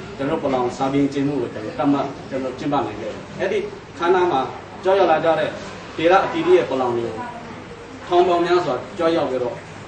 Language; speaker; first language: Burmese; non-native, local second language; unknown